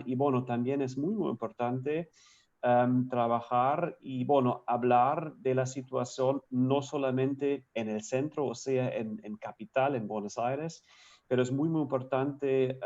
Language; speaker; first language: Spanish; non-native, fluent; German